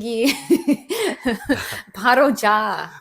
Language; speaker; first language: Korean; non-native, learner; English